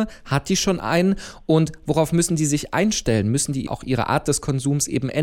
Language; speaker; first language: German; native; German